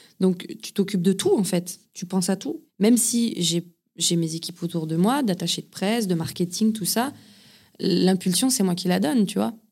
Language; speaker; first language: French; native; French